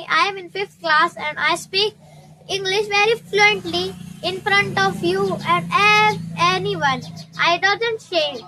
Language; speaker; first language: English; non-native, learner; Hindi